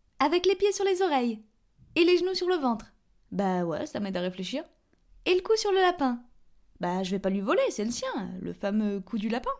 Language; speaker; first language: French; native; French